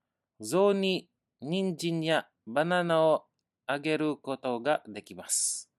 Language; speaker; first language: Japanese; non-native, learner; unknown